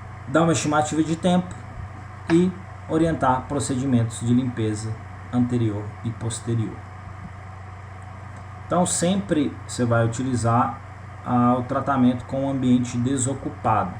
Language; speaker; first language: Portuguese; native; Portuguese